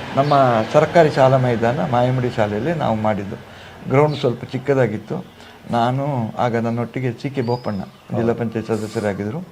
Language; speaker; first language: Kannada; non-native, local second language; Kodava